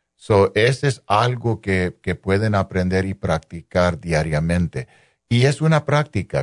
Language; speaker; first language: Spanish; non-native, local second language; English